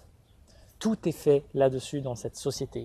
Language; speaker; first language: French; native; French